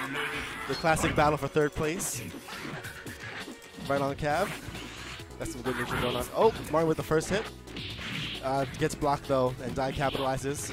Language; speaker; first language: English; native; English